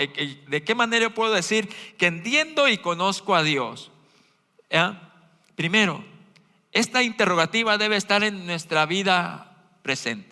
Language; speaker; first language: Spanish; native; Spanish